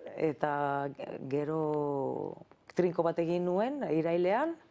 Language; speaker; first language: Basque; non-native, local second language; Spanish